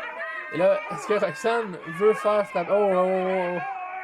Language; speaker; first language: French; native; French